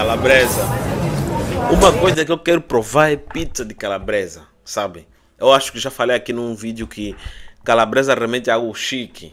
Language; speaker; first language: Portuguese; native; Portuguese